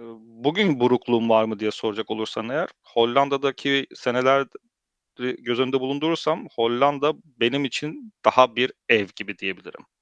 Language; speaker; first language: Turkish; early bilingual, heritage; Turkish